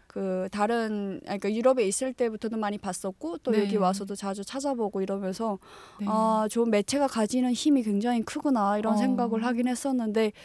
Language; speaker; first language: Korean; native; Korean